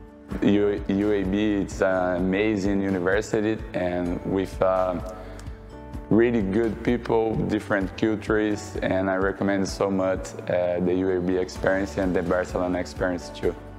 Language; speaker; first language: English; non-native, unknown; Portuguese